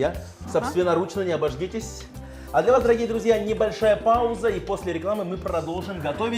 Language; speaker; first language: Russian; native; Russian